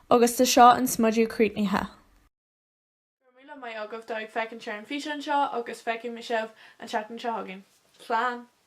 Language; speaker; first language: Irish; non-native, local second language; English